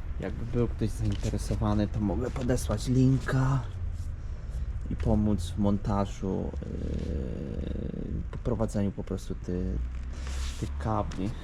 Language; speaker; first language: Polish; native; Polish